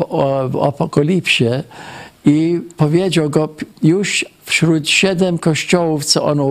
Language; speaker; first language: Polish; early bilingual, heritage; Polish